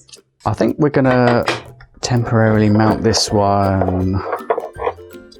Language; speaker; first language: English; native; English